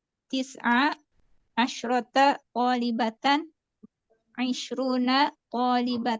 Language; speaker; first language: Arabic; non-native, learner; Indonesian